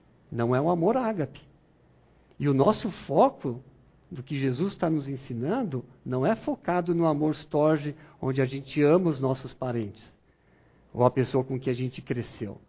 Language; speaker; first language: Portuguese; non-native, fluent; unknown